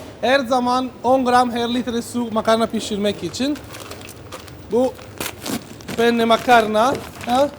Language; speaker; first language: Turkish; non-native, learner; Italian